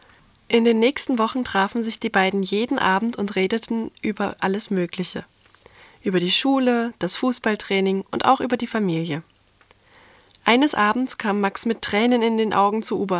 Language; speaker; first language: German; native; German